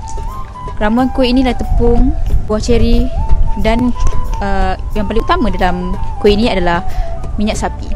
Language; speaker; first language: Malay; native; Malay